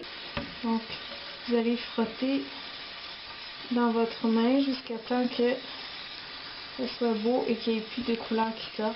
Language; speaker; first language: French; native; French